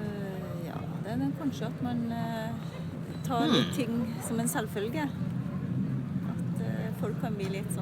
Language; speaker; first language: Norwegian; native; Norwegian